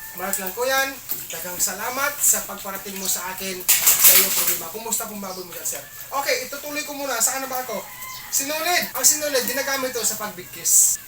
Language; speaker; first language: Filipino; non-native, local second language; Cebuano